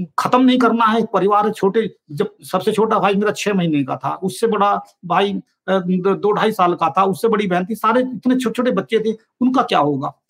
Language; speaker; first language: Hindi; native; Hindi